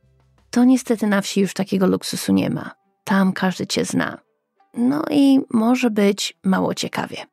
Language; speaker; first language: Polish; native; Polish